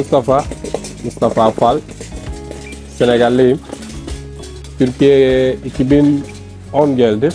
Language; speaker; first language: Turkish; non-native, learner; Wolof